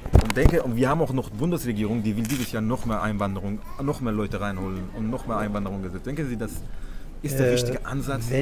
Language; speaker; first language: German; non-native, fluent; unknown